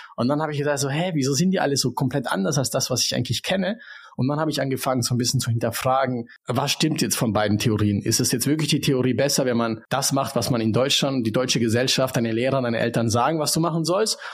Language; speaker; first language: German; early bilingual, other home language; Spanish